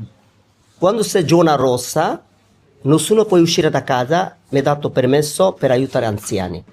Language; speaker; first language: Italian; non-native, learner; Bangla